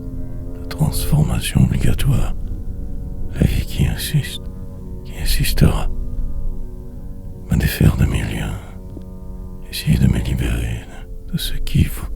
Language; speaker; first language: French; native; French